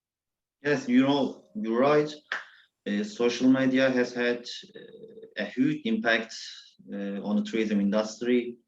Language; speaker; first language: English; non-native, learner; Turkish